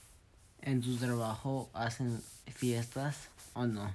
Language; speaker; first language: Spanish; early bilingual, heritage; Spanish